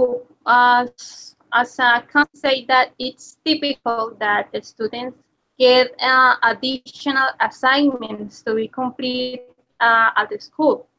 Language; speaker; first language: English; non-native, learner; Spanish